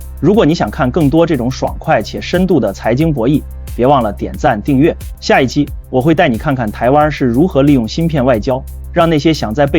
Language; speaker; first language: Chinese; native; Chinese